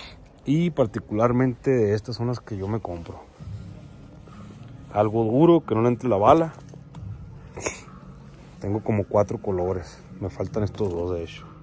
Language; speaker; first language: Spanish; native; Spanish